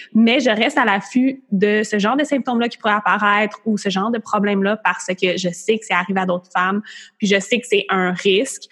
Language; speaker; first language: French; native; French